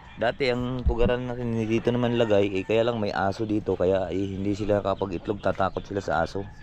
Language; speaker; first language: Filipino; native; Filipino